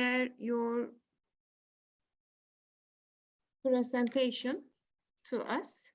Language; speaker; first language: English; non-native, learner; Turkish